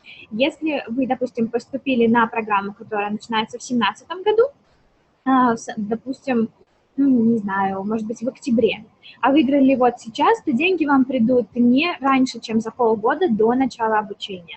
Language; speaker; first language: Russian; native; Russian